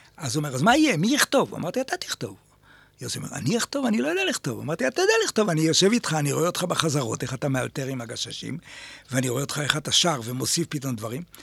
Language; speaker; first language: Hebrew; native; Hebrew